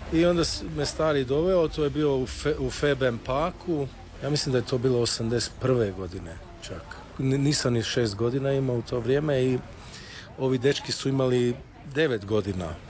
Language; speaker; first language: Croatian; early bilingual, heritage; Croatian